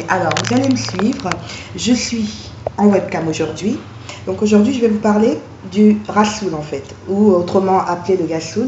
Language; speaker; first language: French; native; French